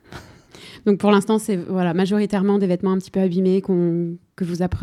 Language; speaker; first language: French; native; French